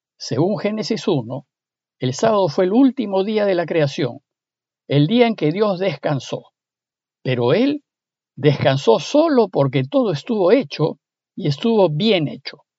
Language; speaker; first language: Spanish; native; Spanish